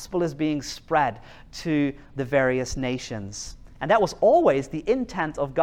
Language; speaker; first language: English; native; English